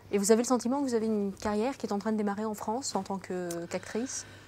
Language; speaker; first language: French; native; French